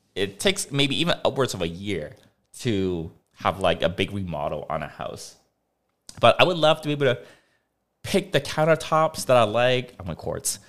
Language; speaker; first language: English; non-native, local second language; Cantonese